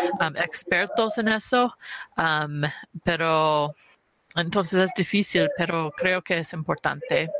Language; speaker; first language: Spanish; early bilingual, heritage; Spanish